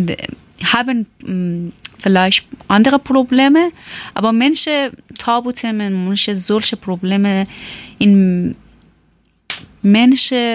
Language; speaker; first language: German; non-native, learner; Persian